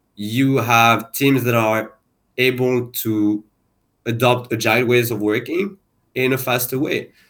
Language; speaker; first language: English; non-native, fluent; French